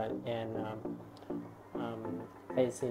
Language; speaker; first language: English; non-native, learner; Vietnamese